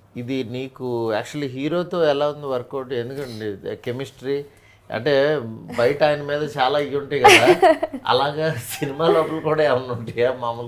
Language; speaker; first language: Telugu; native; Telugu